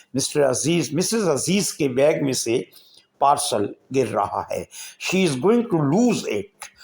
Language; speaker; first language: Urdu; native; Urdu